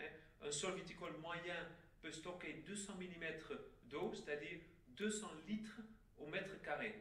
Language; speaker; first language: French; native; French